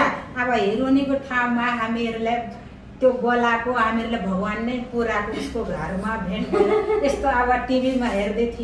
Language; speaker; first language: Nepali; non-native, local second language; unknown